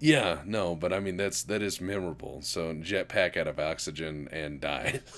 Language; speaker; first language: English; native; English